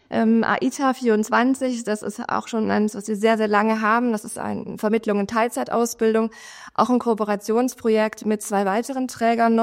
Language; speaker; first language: German; native; German